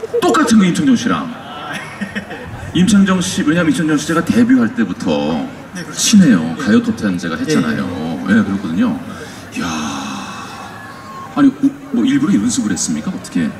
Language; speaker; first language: Korean; native; Korean